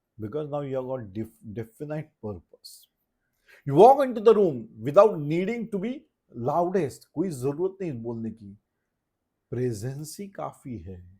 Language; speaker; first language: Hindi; non-native, local second language; Marathi